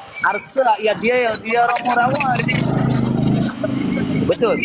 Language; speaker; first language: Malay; non-native, learner; Rohingya